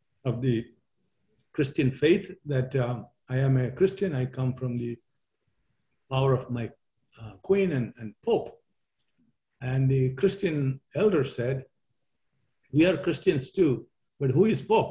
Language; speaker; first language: English; non-native, local second language; Malayalam